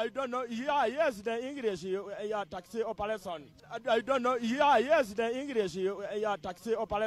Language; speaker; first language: English; non-native, learner; Ganda